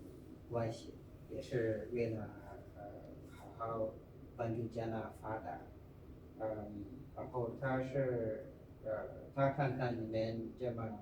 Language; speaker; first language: Chinese; non-native, fluent; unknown